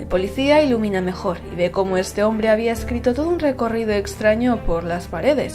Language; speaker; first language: Spanish; native; Spanish